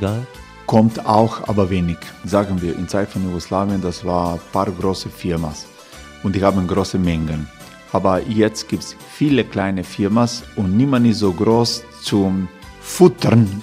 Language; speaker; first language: German; non-native, fluent; Croatian